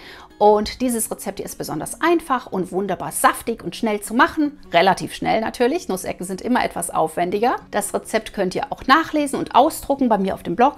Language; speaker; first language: German; native; German